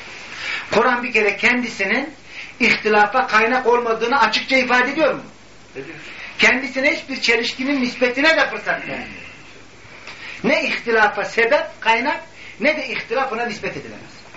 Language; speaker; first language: Turkish; native; Turkish